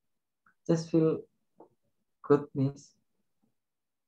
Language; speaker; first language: English; non-native, learner; Indonesian